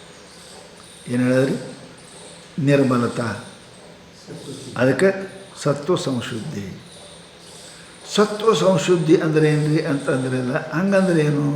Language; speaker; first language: Kannada; native; Kannada